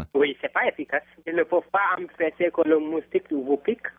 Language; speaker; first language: French; non-native, local second language; Fula